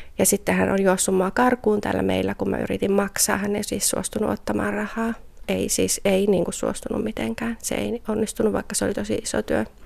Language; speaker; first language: Finnish; native; Finnish